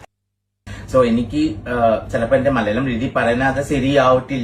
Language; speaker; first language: Malayalam; non-native, learner; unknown